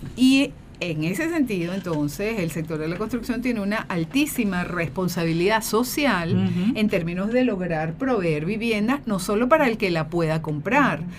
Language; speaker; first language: Spanish; native; Spanish